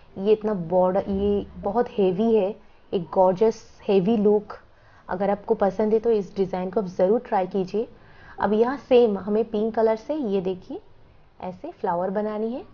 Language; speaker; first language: Hindi; non-native, local second language; Bangla